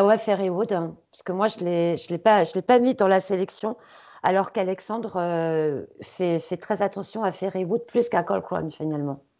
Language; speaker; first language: French; native; French